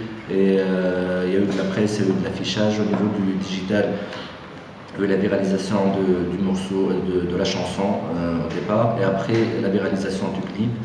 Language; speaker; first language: French; non-native, local second language; Arabic